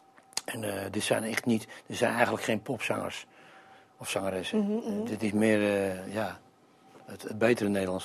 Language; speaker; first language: Dutch; native; Dutch